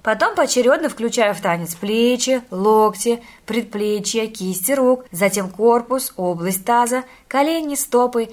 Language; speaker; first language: Russian; native; Russian